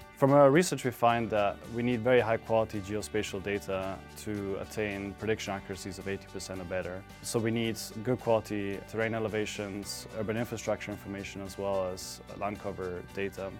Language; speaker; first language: English; non-native, fluent; German